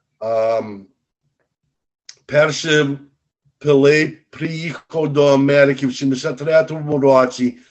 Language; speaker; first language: Ukrainian; early bilingual, heritage; Ukrainian